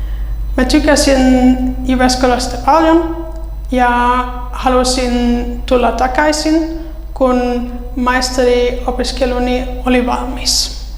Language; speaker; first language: Finnish; non-native, fluent; German